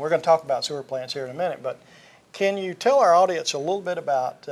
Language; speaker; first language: English; native; English